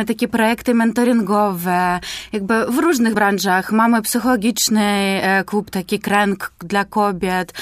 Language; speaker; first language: Polish; non-native, learner; Ukrainian